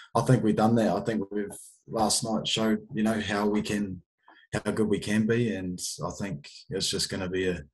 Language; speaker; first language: English; native; English